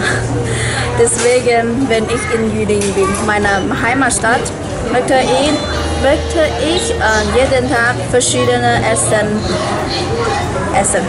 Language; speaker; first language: German; non-native, learner; Chinese